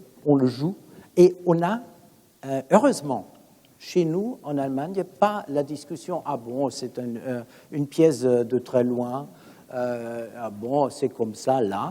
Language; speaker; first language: French; non-native, fluent; German